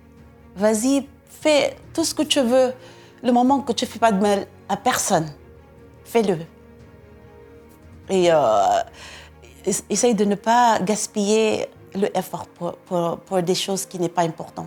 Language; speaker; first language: French; non-native, fluent; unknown